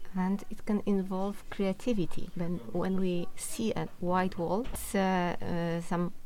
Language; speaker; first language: English; non-native, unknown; Polish